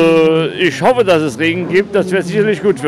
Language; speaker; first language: German; native; German